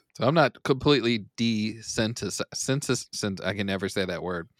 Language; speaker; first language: English; native; English